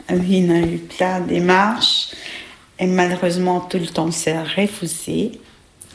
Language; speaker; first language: French; non-native, learner; Albanian